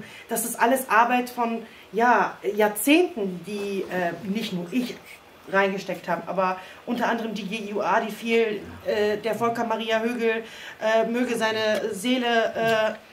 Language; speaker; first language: German; early bilingual, other home language; Croatian